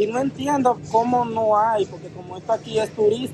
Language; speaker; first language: Spanish; native; Spanish